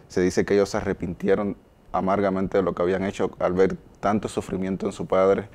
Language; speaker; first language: Spanish; native; Spanish